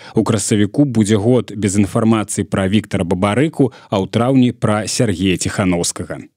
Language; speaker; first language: Belarusian; native; Belarusian